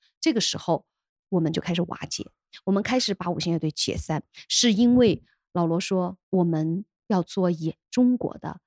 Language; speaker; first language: Chinese; native; Chinese